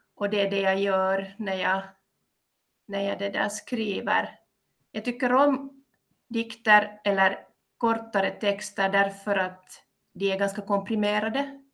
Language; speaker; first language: Swedish; native; Swedish